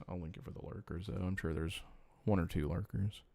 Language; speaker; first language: English; native; English